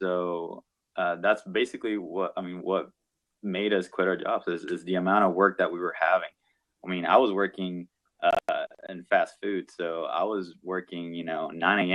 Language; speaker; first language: English; non-native, local second language; Spanish